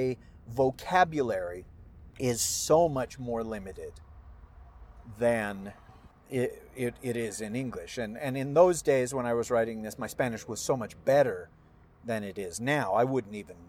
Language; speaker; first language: English; early bilingual, other home language; Spanish